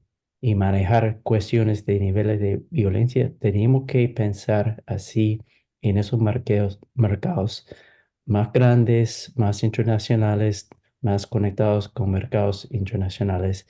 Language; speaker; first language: Spanish; non-native, fluent; English